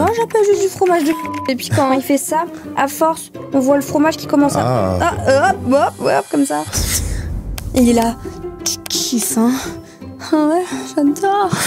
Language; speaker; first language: French; native; French